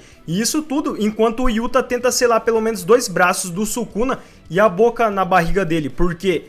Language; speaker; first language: Portuguese; native; Portuguese